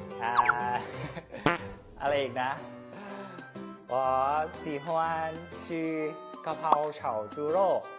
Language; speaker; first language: Chinese; non-native, learner; Thai